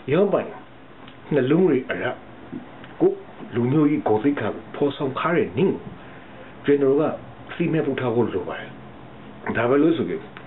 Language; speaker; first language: Burmese; native; Burmese